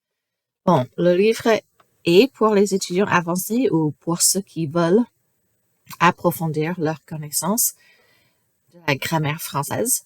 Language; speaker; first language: French; non-native, fluent; English